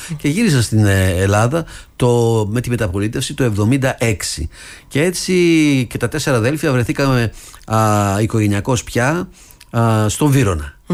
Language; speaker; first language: Greek; early bilingual, heritage; Greek